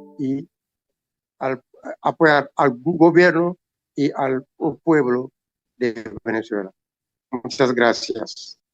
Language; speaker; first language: Spanish; non-native, learner; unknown